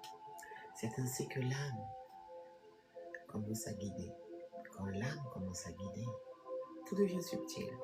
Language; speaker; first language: French; native; French